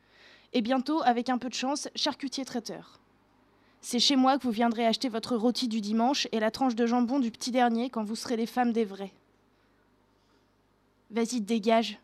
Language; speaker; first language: French; native; French